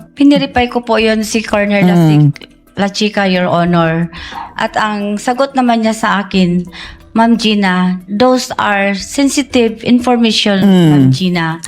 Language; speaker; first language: Filipino; non-native, local second language; Cebuano